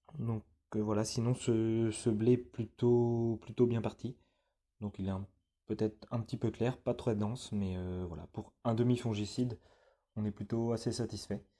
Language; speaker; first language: French; native; French